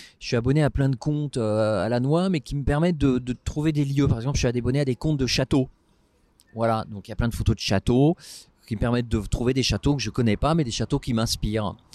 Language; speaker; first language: French; native; French